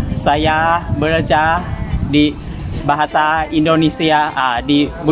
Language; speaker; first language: Indonesian; non-native, learner; Thai